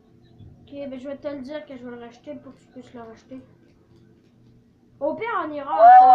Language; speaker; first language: French; native; French